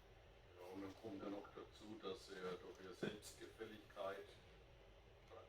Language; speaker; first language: German; native; German